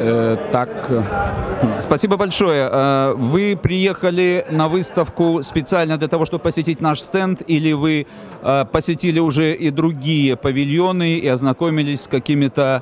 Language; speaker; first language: Russian; native; Russian